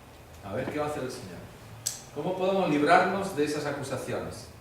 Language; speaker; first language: Spanish; native; Spanish